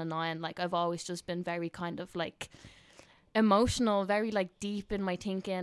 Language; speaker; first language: English; native; English